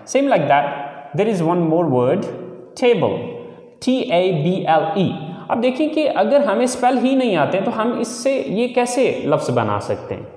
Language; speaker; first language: Urdu; native; Urdu